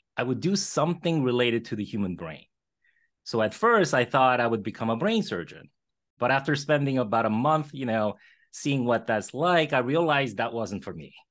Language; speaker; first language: English; early bilingual, other home language; Korean